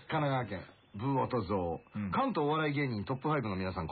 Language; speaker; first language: Japanese; native; Japanese